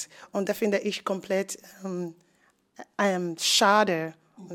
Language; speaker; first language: German; non-native, fluent; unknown